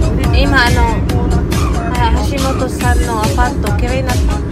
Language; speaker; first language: Japanese; native; Japanese